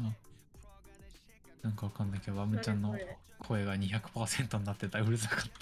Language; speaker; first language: Japanese; native; Japanese